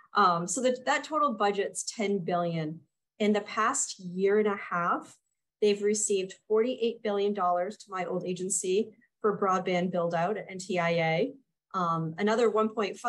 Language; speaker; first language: English; native; English